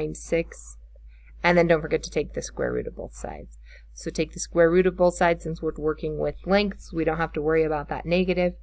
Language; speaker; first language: English; native; English